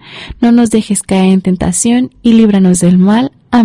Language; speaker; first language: Spanish; native; Spanish